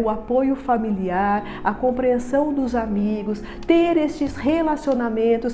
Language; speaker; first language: Portuguese; native; Portuguese